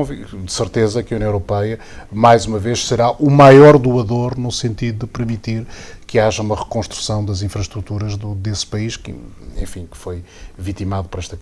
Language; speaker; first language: Portuguese; native; Portuguese